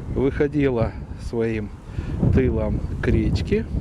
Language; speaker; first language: Russian; native; Russian